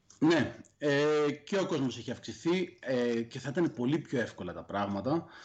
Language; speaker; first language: Greek; native; Greek